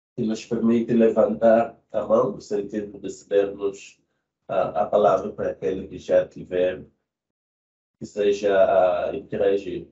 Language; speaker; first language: Portuguese; native; Portuguese